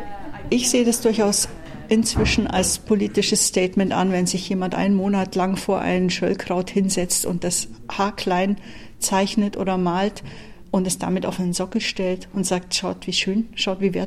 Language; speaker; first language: German; native; German